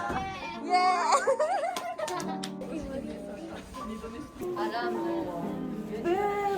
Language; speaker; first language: Japanese; early bilingual, other home language; Filipino